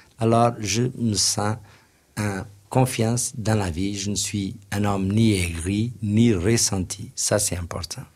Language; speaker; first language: French; non-native, fluent; Portuguese